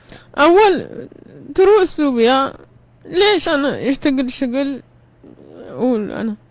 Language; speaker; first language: Arabic; non-native, learner; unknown